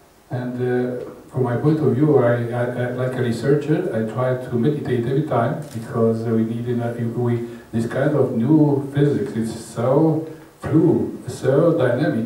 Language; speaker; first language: English; non-native, fluent; Romanian